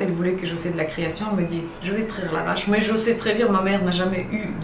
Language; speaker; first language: French; non-native, fluent; Russian